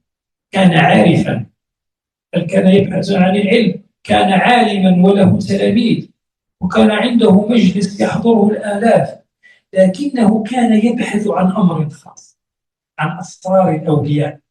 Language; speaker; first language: Arabic; native; Arabic